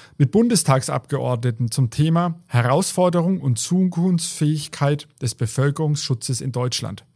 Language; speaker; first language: German; native; German